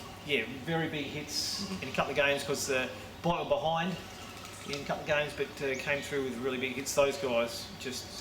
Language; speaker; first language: English; native; English